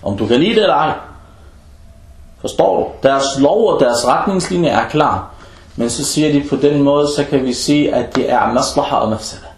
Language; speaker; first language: Danish; non-native, fluent; Arabic